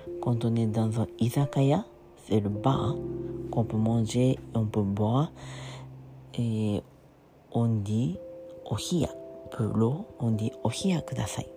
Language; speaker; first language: French; non-native, learner; Japanese